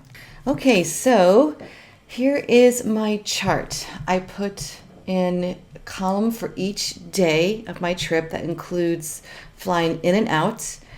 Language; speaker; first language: English; native; English